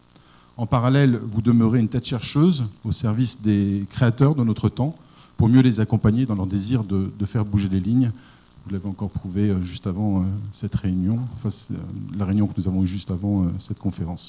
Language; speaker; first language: French; native; French